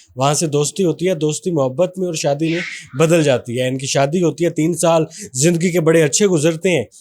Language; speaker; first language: Urdu; native; Urdu